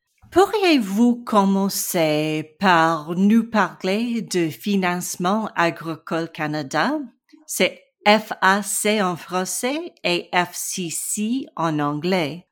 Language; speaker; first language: French; non-native, learner; English